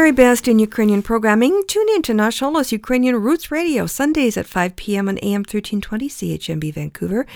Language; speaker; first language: English; early bilingual, other home language; Ukrainian